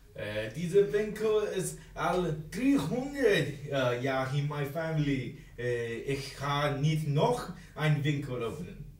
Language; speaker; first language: Dutch; non-native, learner; English